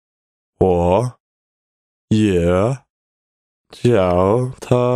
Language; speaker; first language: Chinese; non-native, learner; English